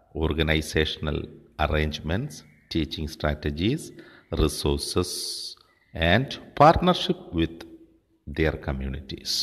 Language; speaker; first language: English; non-native, local second language; Malayalam